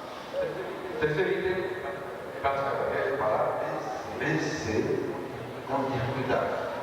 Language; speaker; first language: Portuguese; non-native, learner; Japanese